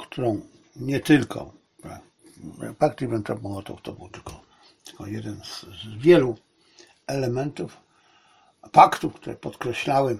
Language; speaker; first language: Polish; native; Polish